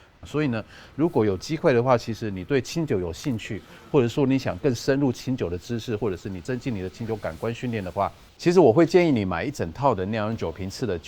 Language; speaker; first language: Chinese; native; Chinese